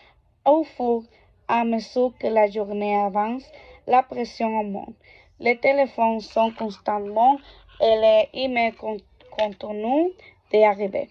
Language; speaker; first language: French; non-native, learner; Spanish